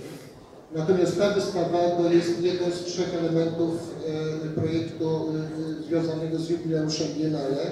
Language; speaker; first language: Polish; native; Polish